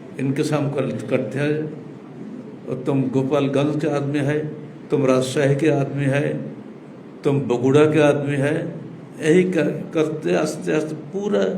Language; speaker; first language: Urdu; non-native, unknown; Bangla